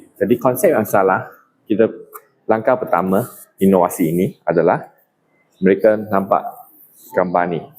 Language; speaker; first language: Malay; non-native, local second language; Chinese